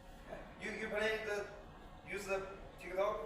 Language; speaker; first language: English; non-native, learner; Chinese